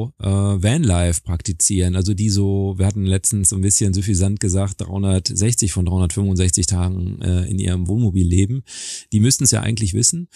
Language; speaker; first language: German; native; German